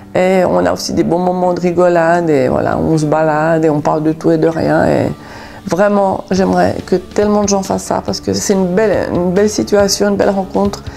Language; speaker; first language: French; native; French